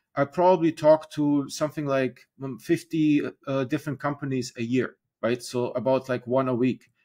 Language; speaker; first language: English; non-native, fluent; German